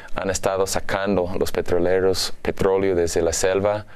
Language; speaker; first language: Spanish; non-native, fluent; English